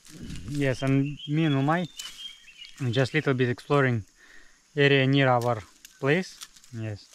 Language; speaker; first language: English; non-native, learner; Russian